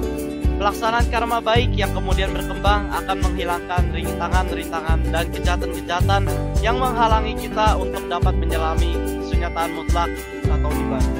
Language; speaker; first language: Indonesian; native; Indonesian